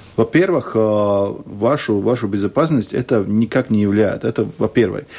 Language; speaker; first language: Russian; non-native, local second language; Latvian